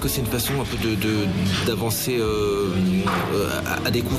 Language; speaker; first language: French; native; French